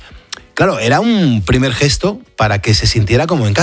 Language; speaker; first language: Spanish; native; Spanish